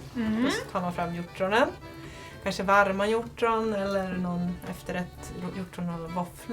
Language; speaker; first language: Swedish; native; Swedish